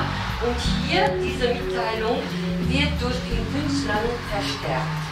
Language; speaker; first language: German; non-native, fluent; French